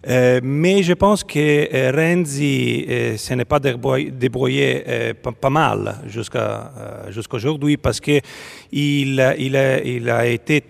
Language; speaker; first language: French; non-native, fluent; Italian